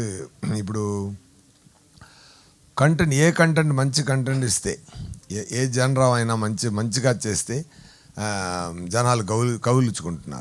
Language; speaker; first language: Telugu; non-native, fluent; Tamil